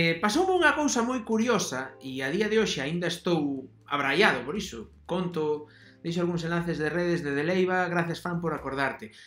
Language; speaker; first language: Galician; non-native, local second language; Spanish